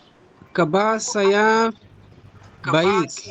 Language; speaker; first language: Indonesian; non-native, learner; Nyanja